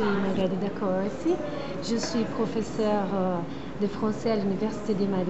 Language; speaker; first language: French; non-native, fluent; Portuguese